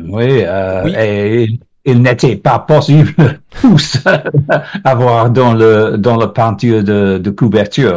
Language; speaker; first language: French; non-native, learner; English